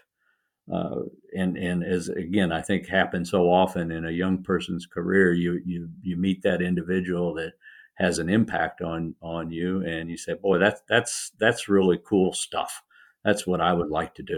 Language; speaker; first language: English; native; English